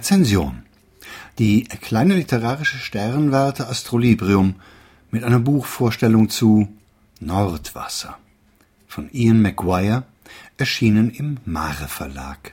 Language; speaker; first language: German; native; German